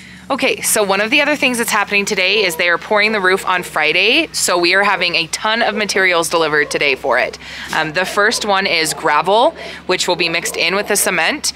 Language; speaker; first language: English; native; English